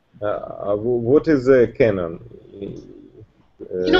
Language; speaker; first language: English; non-native, learner; Russian